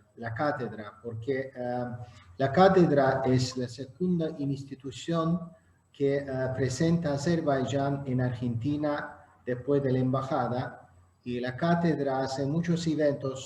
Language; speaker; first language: Spanish; non-native, fluent; Azerbaijani